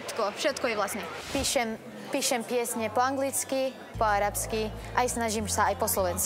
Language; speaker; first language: Slovak; non-native, learner; Arabic